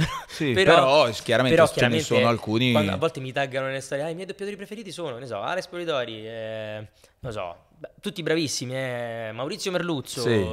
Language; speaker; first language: Italian; native; Italian